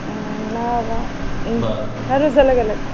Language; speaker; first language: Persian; non-native, learner; Urdu